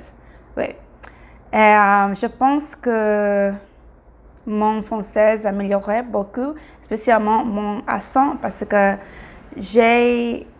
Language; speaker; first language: French; non-native, learner; English